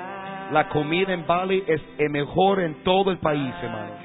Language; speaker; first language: Spanish; non-native, fluent; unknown